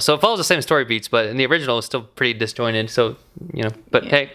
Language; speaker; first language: English; native; English